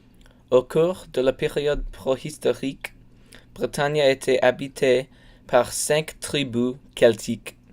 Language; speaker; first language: French; non-native, learner; English